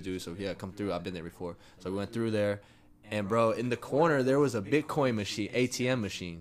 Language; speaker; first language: English; native; English